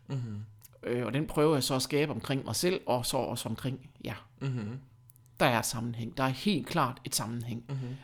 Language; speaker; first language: Danish; early bilingual, other home language; German